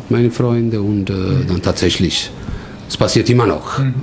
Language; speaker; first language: German; non-native, learner; Italian